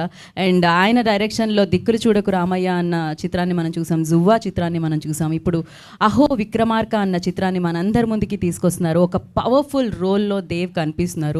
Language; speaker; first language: Telugu; native; Telugu